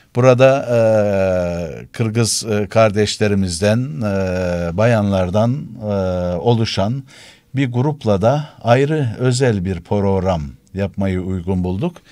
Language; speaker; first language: Turkish; native; Turkish